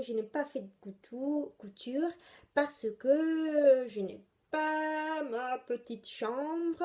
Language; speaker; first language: French; non-native, fluent; Italian